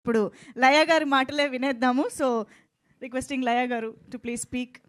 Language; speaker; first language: Telugu; native; Telugu